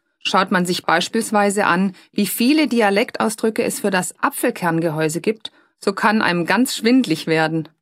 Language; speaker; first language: German; native; German